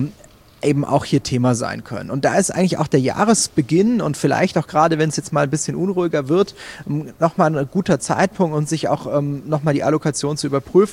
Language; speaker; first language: German; native; German